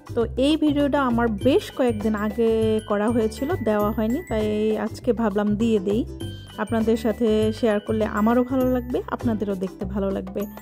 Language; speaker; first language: Bangla; native; Bangla